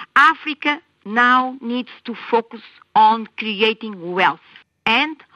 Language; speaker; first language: English; non-native, fluent; Kabuverdianu